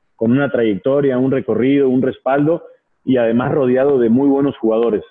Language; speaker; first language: Spanish; native; Spanish